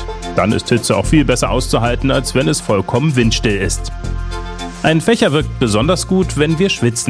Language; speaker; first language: German; native; German